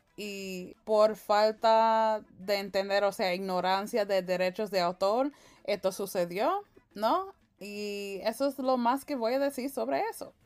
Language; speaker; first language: Spanish; early bilingual, heritage; Spanish